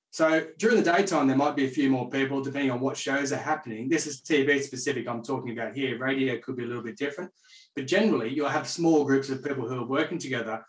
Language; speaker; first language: English; native; English